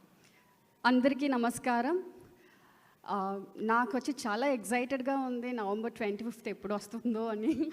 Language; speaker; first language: Telugu; non-native, learner; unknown